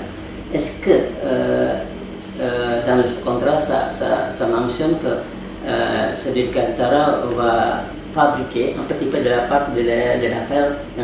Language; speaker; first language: French; non-native, learner; Indonesian